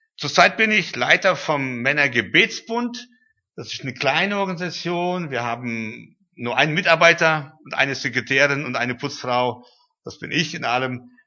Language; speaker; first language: German; early bilingual, heritage; German